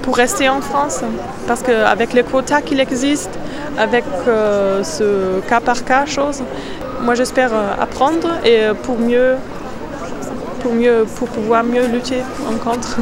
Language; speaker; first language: French; non-native, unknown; German